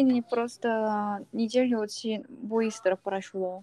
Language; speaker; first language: Russian; non-native, learner; Korean